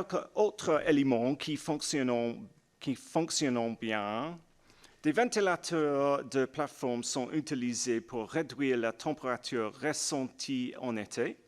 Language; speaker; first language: French; non-native, learner; English